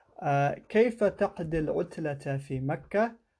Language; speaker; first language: Arabic; non-native, fluent; English